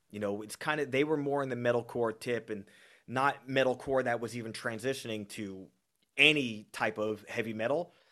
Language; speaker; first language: English; native; English